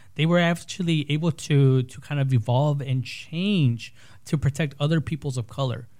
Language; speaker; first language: English; early bilingual, other home language; Spanish